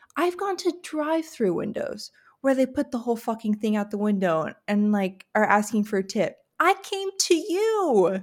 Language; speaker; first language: English; native; English